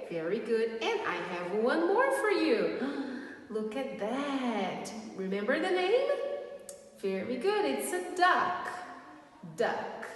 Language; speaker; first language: English; non-native, fluent; Portuguese